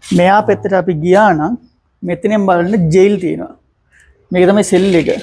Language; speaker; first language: Sinhala; non-native, local second language; Tamil